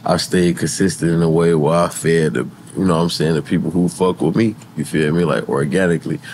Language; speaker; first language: English; native; English